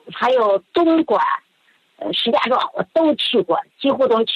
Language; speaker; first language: Chinese; native; Chinese